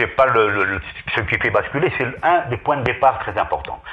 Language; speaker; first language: French; native; French